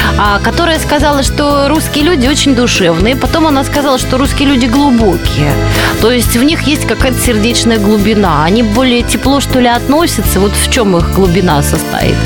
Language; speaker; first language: Russian; native; Russian